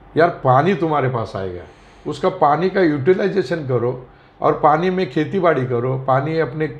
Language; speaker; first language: Hindi; non-native, local second language; Marathi